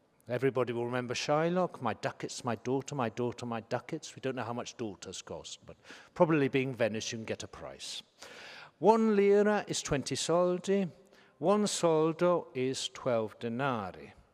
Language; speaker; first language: English; native; English